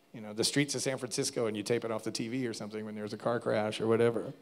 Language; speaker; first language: English; native; English